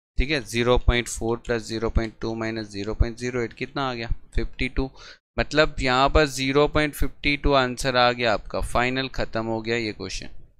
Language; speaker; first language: Hindi; non-native, local second language; Gujarati